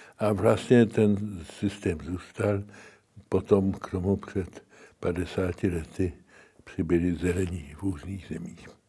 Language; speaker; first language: Czech; early bilingual, heritage; Czech